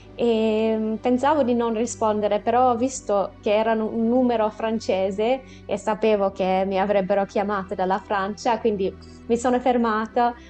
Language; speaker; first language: Italian; non-native, fluent; English